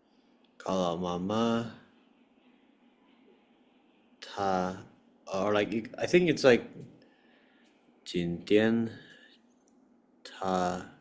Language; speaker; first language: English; non-native, fluent; Indonesian